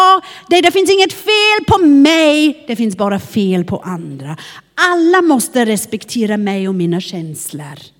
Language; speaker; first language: Swedish; non-native, fluent; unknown